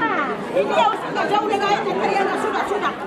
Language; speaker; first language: Indonesian; non-native, local second language; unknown